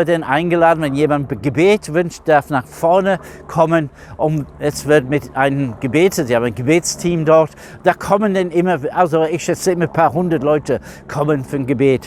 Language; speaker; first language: German; non-native, fluent; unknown